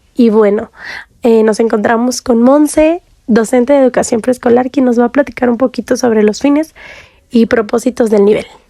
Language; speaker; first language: Spanish; native; Spanish